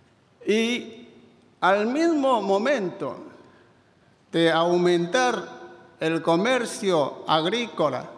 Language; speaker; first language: Spanish; non-native, fluent; Chinese